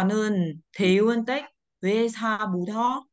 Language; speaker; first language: Korean; non-native, learner; Vietnamese